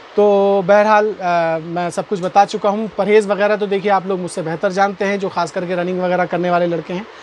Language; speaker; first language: Hindi; native; Hindi